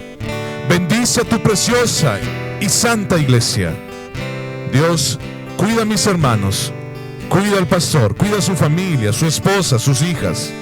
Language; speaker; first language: Spanish; native; Spanish